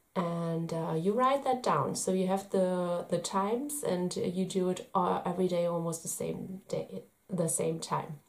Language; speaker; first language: English; non-native, fluent; German